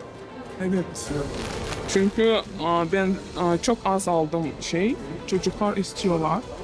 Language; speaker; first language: Turkish; non-native, learner; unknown